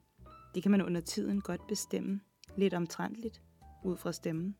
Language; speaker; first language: Danish; native; Danish